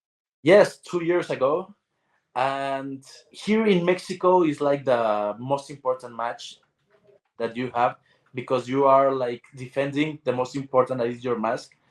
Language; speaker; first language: English; non-native, learner; Spanish